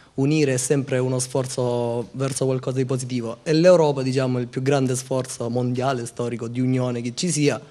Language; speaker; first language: Italian; native; Italian